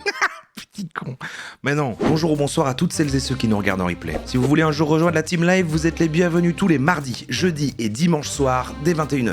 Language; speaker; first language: French; native; French